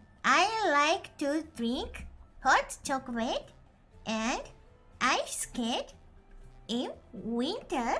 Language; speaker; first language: English; non-native, learner; Japanese